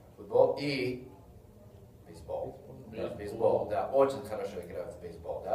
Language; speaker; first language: Russian; non-native, fluent; English